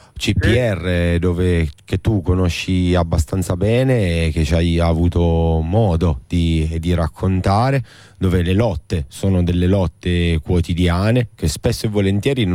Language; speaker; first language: Italian; native; Italian